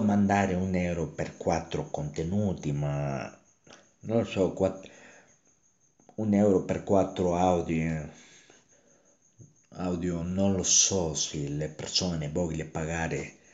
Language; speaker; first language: Italian; non-native, learner; Spanish